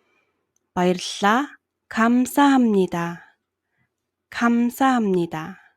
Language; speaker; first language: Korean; non-native, fluent; Mongolian